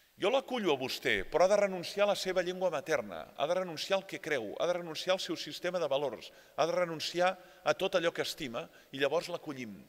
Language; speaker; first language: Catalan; native; Catalan